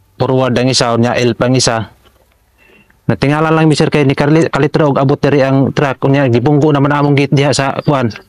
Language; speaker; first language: Cebuano; native; Cebuano